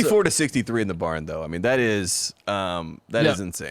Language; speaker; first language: English; native; English